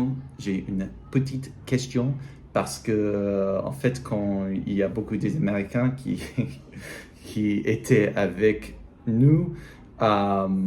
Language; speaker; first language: French; non-native, learner; English